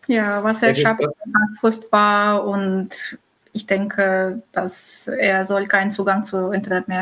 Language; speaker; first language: German; non-native, fluent; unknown